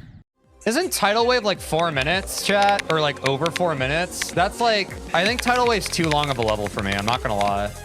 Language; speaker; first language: English; native; English